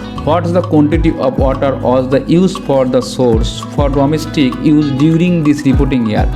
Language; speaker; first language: English; non-native, local second language; Bangla